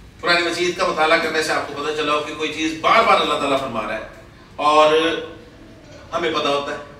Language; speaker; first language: Urdu; native; Urdu